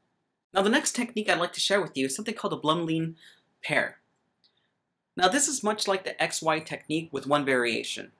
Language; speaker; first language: English; native; English